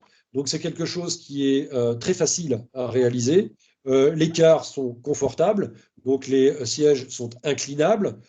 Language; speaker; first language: French; native; French